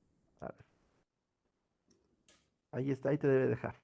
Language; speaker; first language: Spanish; native; Spanish